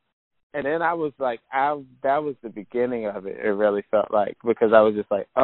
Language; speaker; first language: English; native; English